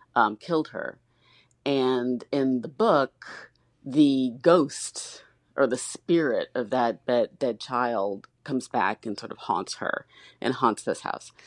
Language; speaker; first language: English; native; English